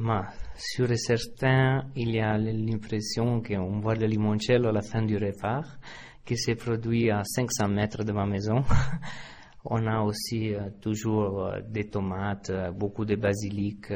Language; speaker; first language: French; non-native, fluent; Italian